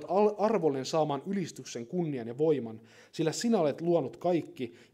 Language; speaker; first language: Finnish; native; Finnish